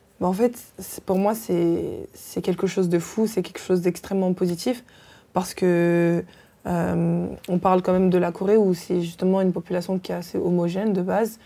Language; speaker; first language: French; native; French